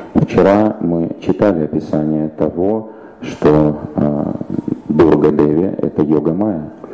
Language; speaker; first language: Russian; native; Russian